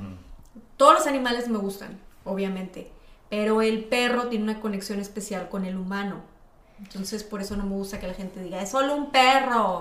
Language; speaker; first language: Spanish; native; Spanish